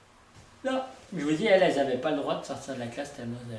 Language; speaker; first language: French; native; French